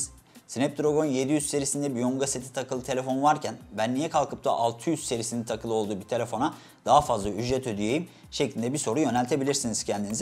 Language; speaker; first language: Turkish; native; Turkish